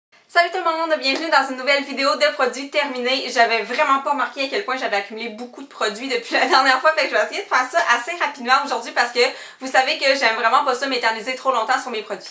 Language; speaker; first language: French; native; French